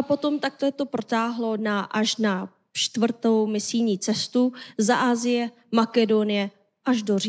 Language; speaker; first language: Czech; non-native, fluent; Korean